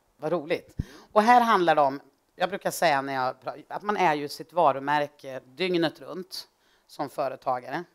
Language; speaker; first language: Swedish; native; Swedish